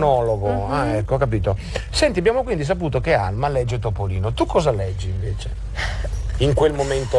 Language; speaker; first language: Italian; native; Italian